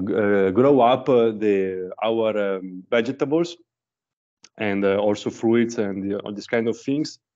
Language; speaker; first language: English; non-native, learner; Italian